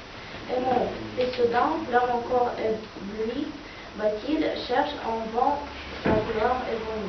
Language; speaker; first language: French; non-native, learner; Russian